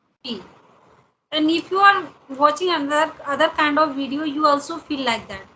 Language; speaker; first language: English; non-native, learner; Hindi